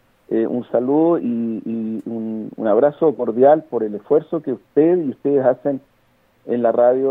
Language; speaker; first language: Spanish; native; Spanish